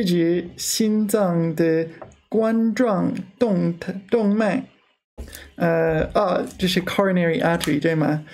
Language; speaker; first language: Chinese; non-native, learner; English